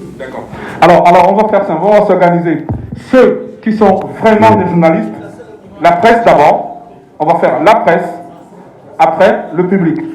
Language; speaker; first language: French; non-native, local second language; Lingala